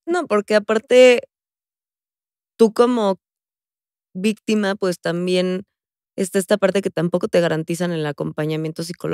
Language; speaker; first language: Spanish; native; Spanish